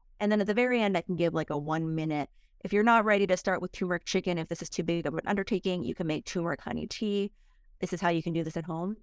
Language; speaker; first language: English; early bilingual, other home language; Korean